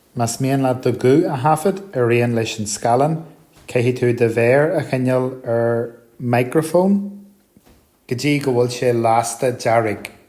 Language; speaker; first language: Irish; non-native, local second language; English